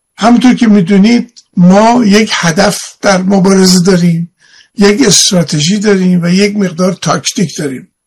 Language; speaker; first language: Persian; native; Persian